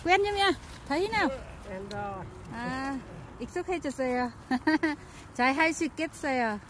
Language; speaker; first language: Korean; non-native, learner; Vietnamese